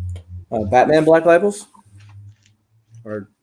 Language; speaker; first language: English; native; English